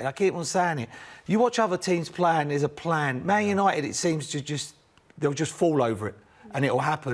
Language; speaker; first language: English; native; English